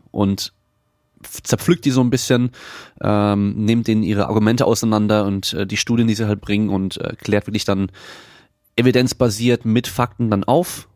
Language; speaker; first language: German; native; German